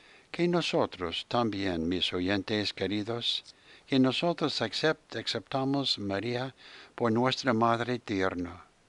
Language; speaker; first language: Spanish; non-native, fluent; English